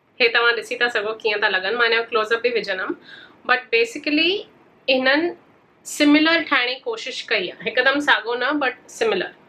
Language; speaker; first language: Sindhi; early bilingual, heritage; Sindhi